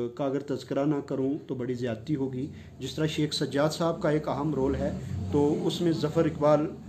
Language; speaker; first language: Urdu; non-native, local second language; Punjabi